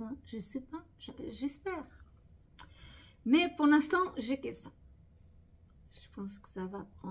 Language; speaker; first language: French; non-native, fluent; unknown